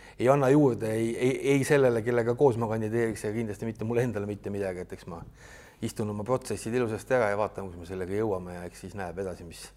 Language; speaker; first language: Estonian; native; Estonian